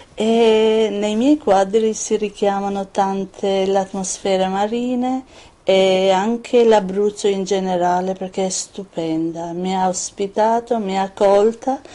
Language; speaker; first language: Italian; non-native, fluent; Albanian